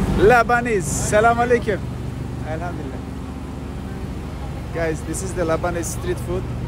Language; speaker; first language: English; non-native, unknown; Turkish